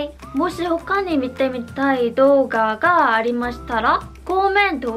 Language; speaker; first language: Japanese; non-native, fluent; Korean